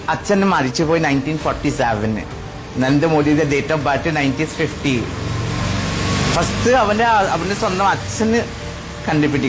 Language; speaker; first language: Malayalam; non-native, fluent; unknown